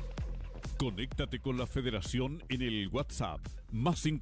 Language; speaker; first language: Spanish; native; Spanish